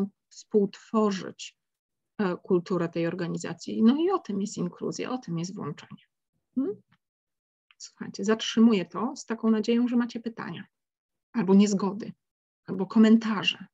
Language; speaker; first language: Polish; native; Polish